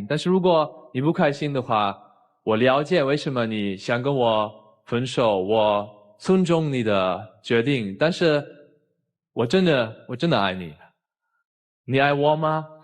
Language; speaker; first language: Chinese; non-native, fluent; German